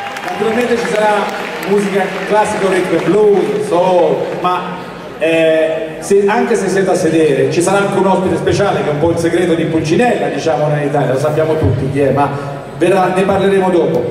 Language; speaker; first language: Italian; native; Italian